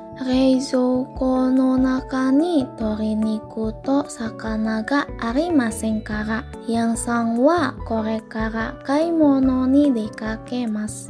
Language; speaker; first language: Japanese; non-native, learner; Indonesian